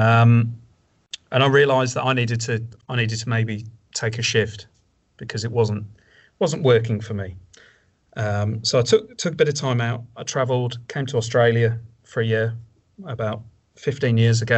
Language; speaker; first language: English; native; English